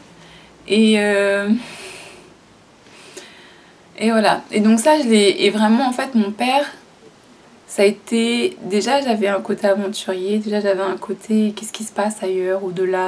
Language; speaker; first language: French; native; French